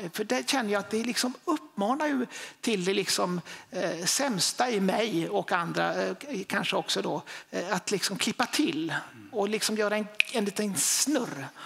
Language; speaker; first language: Swedish; native; Swedish